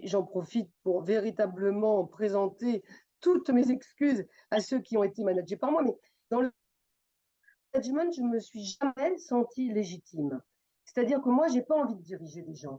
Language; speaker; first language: French; native; French